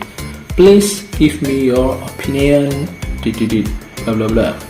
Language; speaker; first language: English; non-native, fluent; Indonesian